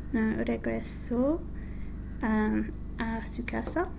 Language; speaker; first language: Spanish; non-native, learner; English